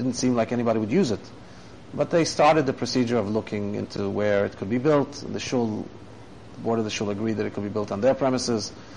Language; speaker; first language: English; native; English